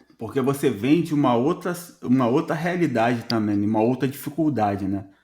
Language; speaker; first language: Portuguese; native; Portuguese